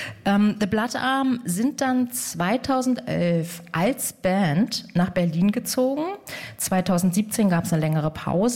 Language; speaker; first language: German; native; German